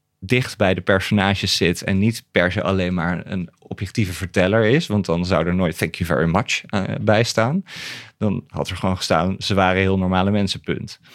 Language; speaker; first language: Dutch; native; Dutch